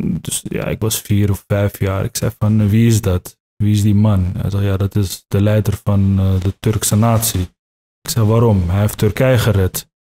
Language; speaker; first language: Dutch; early bilingual, other home language; Turkish